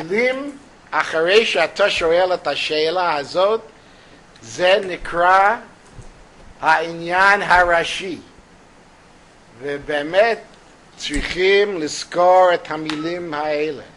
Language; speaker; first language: Hebrew; non-native, fluent; English